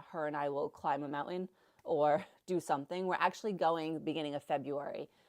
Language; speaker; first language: English; native; English